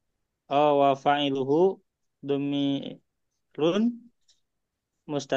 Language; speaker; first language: Arabic; non-native, learner; Indonesian